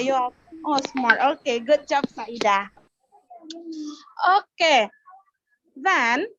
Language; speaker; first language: English; non-native, learner; Indonesian